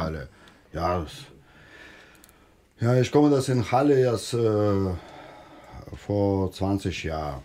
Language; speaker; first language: German; non-native, learner; Russian